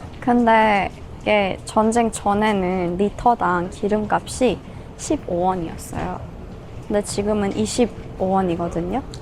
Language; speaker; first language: Korean; non-native, fluent; Persian